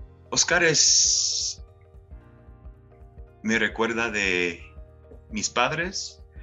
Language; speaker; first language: Spanish; early bilingual, heritage; Spanish